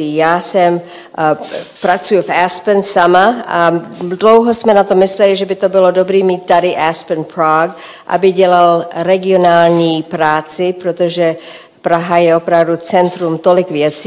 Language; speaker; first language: Czech; early bilingual, heritage; Czech